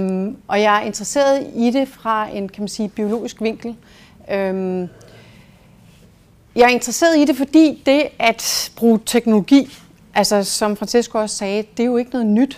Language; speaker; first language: Danish; native; Danish